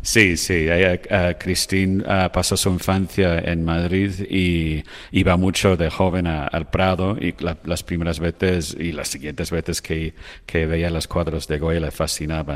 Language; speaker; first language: Spanish; non-native, fluent; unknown